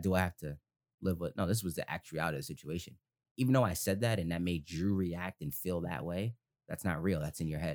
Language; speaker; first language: English; native; English